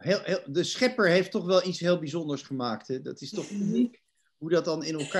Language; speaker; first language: Dutch; native; Dutch